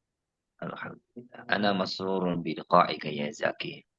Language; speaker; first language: Arabic; non-native, learner; Indonesian